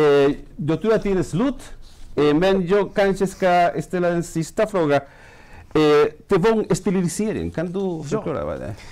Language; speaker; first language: Swedish; non-native, fluent; Spanish